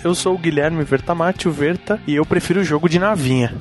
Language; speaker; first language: Portuguese; native; Portuguese